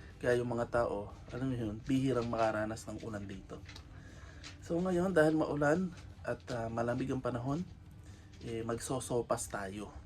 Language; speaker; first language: Filipino; native; Filipino